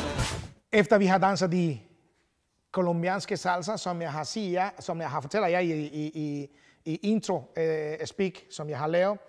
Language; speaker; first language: Danish; non-native, fluent; Spanish